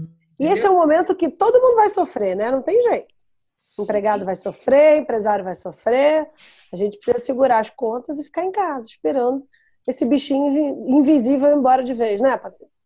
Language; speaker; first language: Portuguese; native; Portuguese